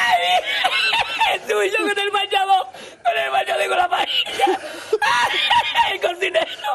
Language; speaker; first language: Spanish; native; Spanish